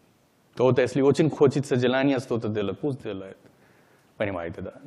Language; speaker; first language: Russian; non-native, learner; Hindi